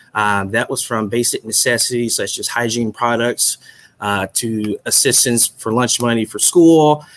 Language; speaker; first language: English; native; English